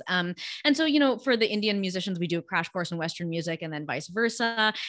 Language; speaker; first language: English; early bilingual, other home language; Gujarati